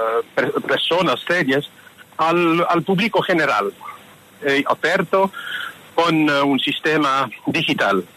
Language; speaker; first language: Spanish; non-native, fluent; French